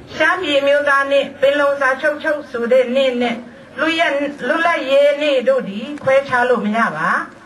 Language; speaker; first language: Burmese; non-native, local second language; Shan